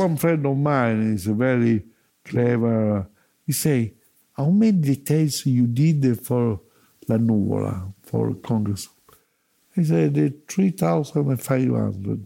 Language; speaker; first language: English; non-native, learner; Italian